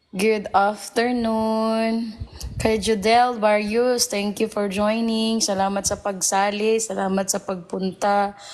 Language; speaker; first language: Filipino; non-native, local second language; Cebuano